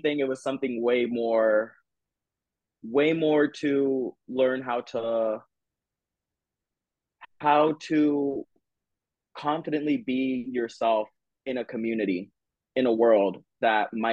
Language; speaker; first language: English; native; English